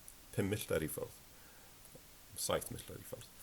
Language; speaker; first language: Welsh; non-native, learner; English